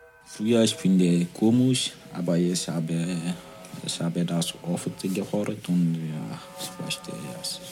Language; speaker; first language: German; non-native, learner; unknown